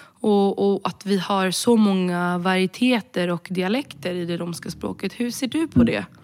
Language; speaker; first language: Swedish; early bilingual, other home language; Romany